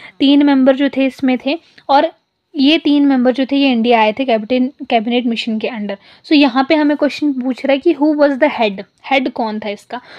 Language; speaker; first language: Hindi; non-native, local second language; Punjabi